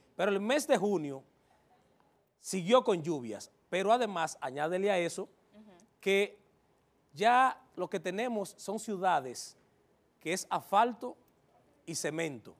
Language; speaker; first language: Spanish; native; Spanish